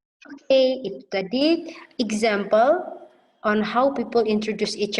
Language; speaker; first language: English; non-native, fluent; Indonesian